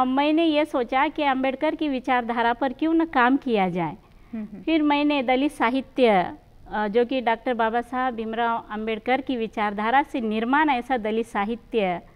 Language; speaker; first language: Hindi; non-native, local second language; Marathi